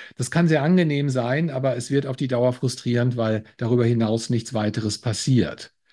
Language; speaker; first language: German; native; German